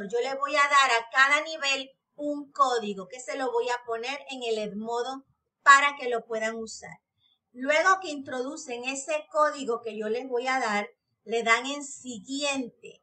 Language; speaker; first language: Spanish; native; Spanish